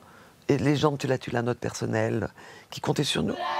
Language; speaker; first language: French; native; French